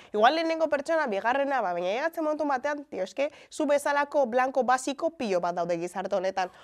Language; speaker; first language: Basque; early bilingual, other home language; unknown